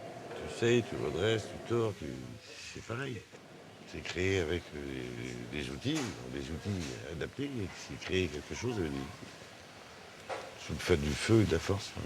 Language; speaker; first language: French; native; French